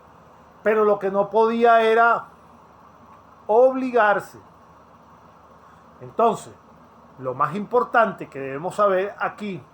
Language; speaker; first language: Spanish; native; Spanish